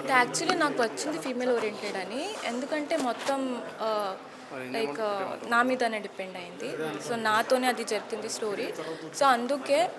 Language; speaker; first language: Telugu; non-native, learner; Hindi